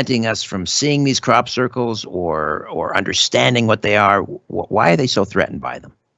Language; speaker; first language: English; native; English